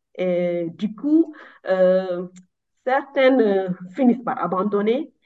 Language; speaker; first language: French; non-native, local second language; Wolof